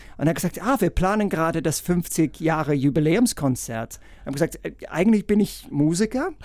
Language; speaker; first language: German; non-native, fluent; English